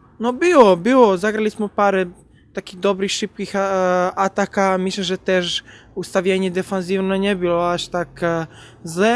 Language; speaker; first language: Polish; non-native, learner; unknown